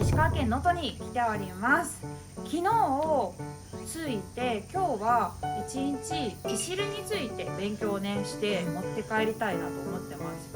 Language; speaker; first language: Japanese; native; Japanese